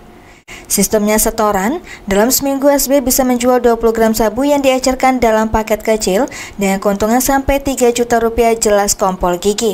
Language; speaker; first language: Indonesian; native; Indonesian